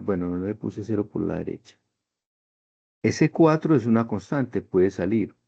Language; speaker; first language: Spanish; native; Spanish